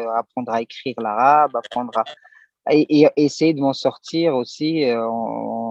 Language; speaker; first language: French; native; French